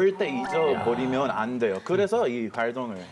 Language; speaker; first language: Korean; non-native, learner; Hebrew